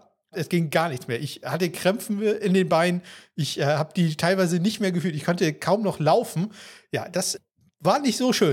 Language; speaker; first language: German; native; German